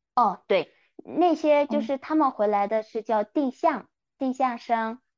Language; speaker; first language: Chinese; non-native, local second language; Kyrgyz